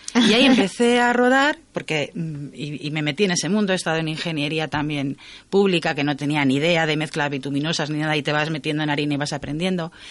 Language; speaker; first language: Spanish; native; Spanish